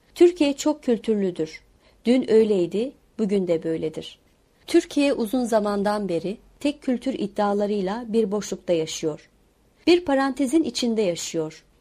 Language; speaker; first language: Turkish; non-native, local second language; Kurdish